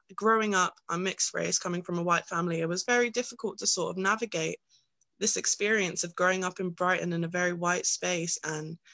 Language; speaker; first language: English; native; English